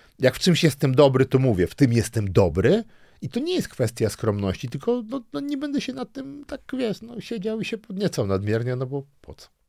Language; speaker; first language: Polish; early bilingual, other home language; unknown